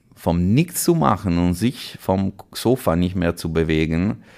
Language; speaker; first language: German; non-native, fluent; Italian